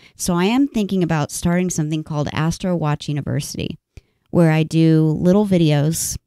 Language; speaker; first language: English; native; English